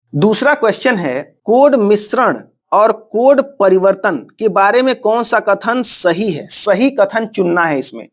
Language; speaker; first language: Hindi; native; Hindi